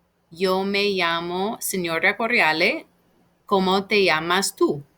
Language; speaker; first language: Spanish; non-native, fluent; English